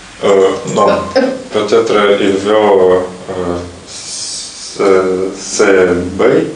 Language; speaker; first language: French; non-native, learner; Russian